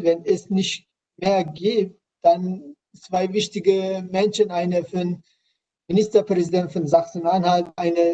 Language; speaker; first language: German; non-native, learner; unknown